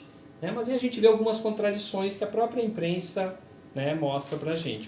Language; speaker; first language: Portuguese; native; Portuguese